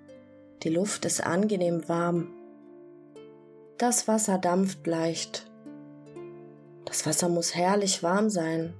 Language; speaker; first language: German; native; German